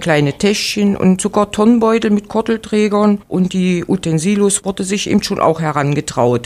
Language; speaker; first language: German; native; German